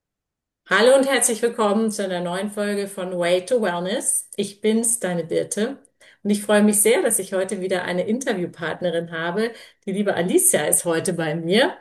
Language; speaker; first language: German; native; German